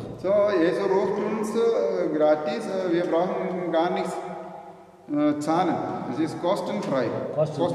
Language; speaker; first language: German; non-native, learner; Malayalam